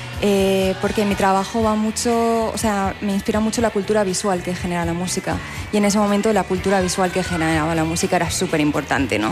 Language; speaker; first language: Spanish; native; Spanish